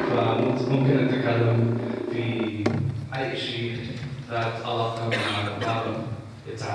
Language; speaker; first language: Arabic; non-native, fluent; English